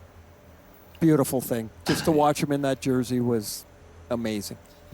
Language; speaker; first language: English; native; English